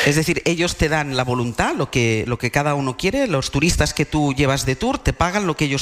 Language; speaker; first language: Spanish; native; Spanish